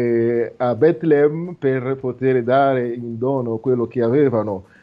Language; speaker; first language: Italian; non-native, fluent; Nande